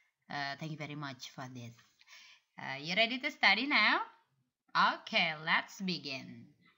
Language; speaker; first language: English; non-native, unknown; Indonesian